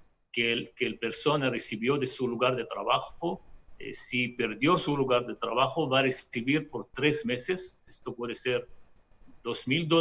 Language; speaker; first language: Spanish; non-native, fluent; Hebrew